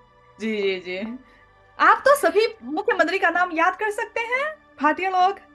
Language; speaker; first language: Hindi; non-native, learner; Chinese